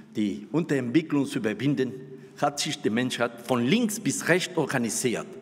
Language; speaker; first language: German; non-native, fluent; Spanish